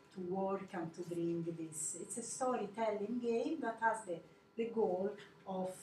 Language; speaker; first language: English; non-native, fluent; Italian